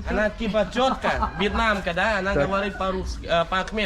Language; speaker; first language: Russian; non-native, fluent; Khmer